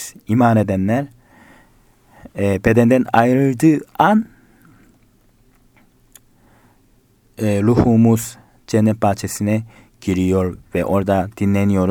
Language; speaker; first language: Turkish; non-native, learner; Korean